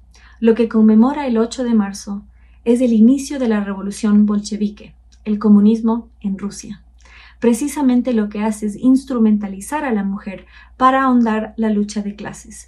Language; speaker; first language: Spanish; native; Spanish